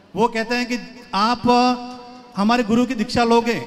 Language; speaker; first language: Hindi; native; Hindi